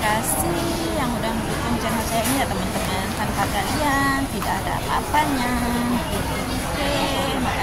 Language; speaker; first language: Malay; non-native, local second language; Javanese